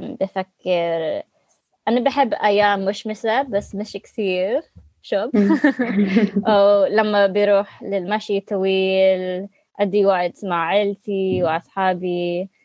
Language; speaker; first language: Arabic; non-native, learner; English